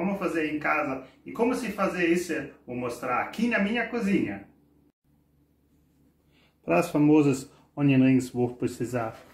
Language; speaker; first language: Portuguese; non-native, fluent; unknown